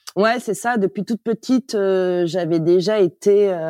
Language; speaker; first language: French; native; French